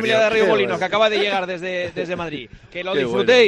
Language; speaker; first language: Spanish; native; Spanish